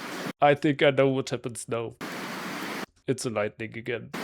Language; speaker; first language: English; non-native, fluent; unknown